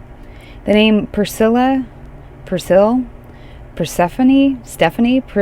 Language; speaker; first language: English; native; English